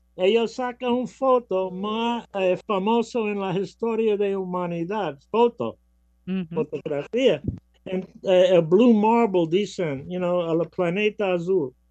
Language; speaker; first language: Spanish; non-native, learner; English